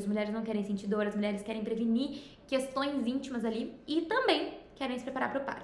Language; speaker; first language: Portuguese; native; Portuguese